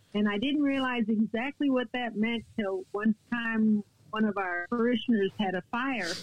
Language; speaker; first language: English; native; English